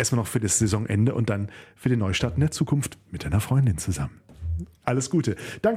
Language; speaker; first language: German; native; German